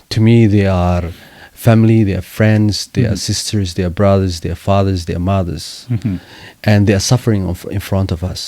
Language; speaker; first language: English; non-native, fluent; Somali